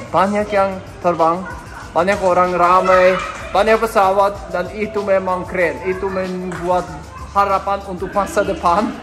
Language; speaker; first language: Indonesian; non-native, fluent; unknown